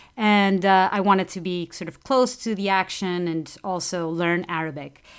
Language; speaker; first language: English; non-native, fluent; Portuguese